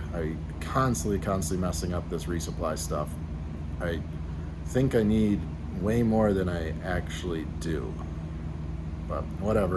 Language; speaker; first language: English; native; English